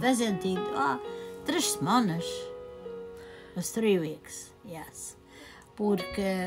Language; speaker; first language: Portuguese; native; Portuguese